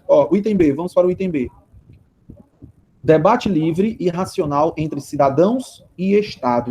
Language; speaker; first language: Portuguese; native; Portuguese